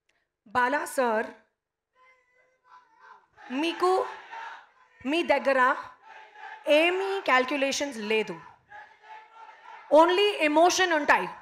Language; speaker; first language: Telugu; non-native, local second language; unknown